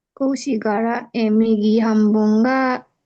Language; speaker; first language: Japanese; non-native, learner; Nepali